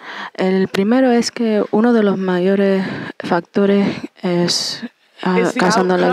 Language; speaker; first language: Spanish; non-native, fluent; English